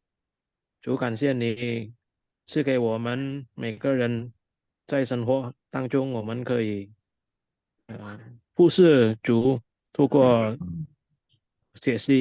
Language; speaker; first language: Chinese; non-native, learner; Indonesian